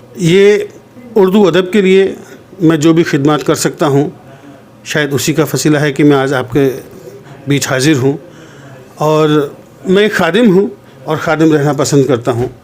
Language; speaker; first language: Hindi; native; Hindi